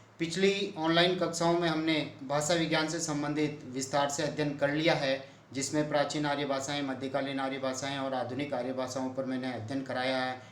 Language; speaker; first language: Hindi; native; Hindi